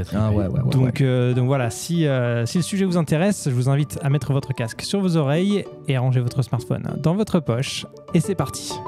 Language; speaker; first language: French; native; French